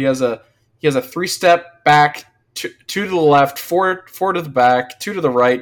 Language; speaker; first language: English; native; English